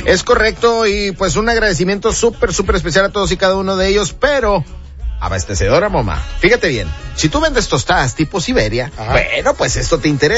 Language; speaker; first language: Spanish; native; Spanish